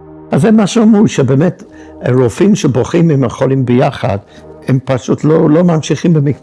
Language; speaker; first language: Hebrew; non-native, fluent; English